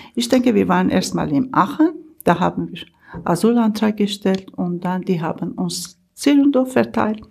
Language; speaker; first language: German; non-native, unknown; Armenian